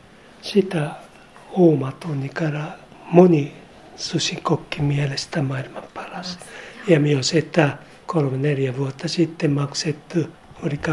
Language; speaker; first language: Finnish; non-native, learner; Japanese